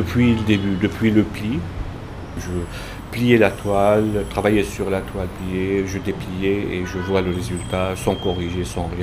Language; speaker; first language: French; non-native, local second language; Arabic